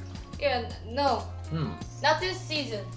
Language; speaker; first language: English; non-native, learner; Korean